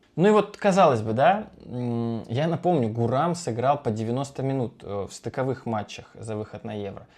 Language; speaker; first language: Russian; native; Russian